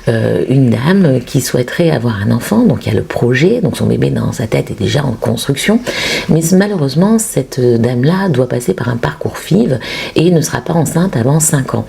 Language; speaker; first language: French; native; French